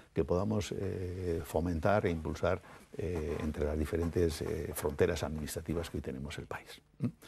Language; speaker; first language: Spanish; native; Spanish